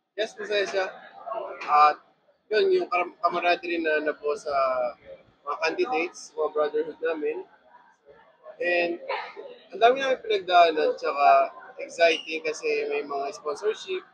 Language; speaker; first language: Filipino; native; Filipino